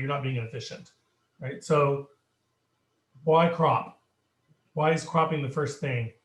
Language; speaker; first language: English; native; English